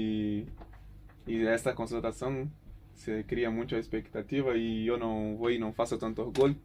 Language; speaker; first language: Spanish; non-native, learner; Portuguese